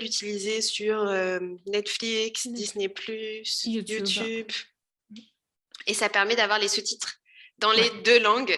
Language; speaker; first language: French; native; French